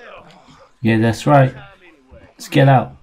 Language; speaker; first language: English; non-native, fluent; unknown